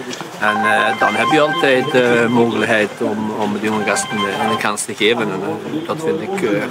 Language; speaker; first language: Dutch; non-native, fluent; Icelandic